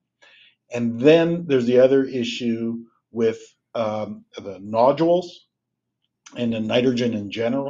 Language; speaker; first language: English; native; English